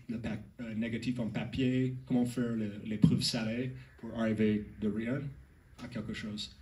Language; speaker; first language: French; non-native, learner; English